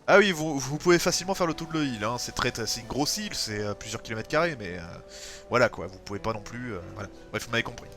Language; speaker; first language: French; native; French